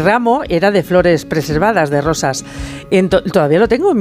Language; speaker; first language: Spanish; native; Spanish